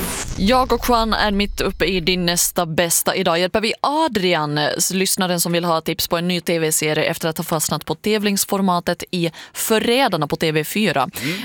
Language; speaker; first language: Swedish; native; Swedish